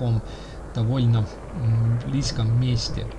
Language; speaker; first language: Russian; non-native, local second language; Estonian